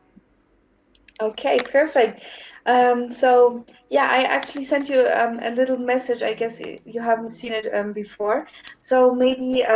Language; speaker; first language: English; non-native, fluent; German